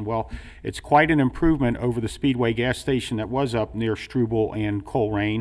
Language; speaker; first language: English; native; English